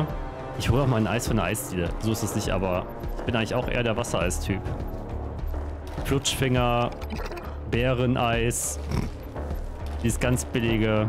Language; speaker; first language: German; native; German